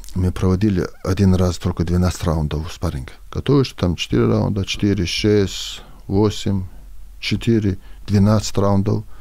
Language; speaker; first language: Russian; non-native, local second language; Avaric